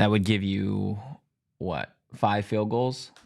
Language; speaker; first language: English; native; English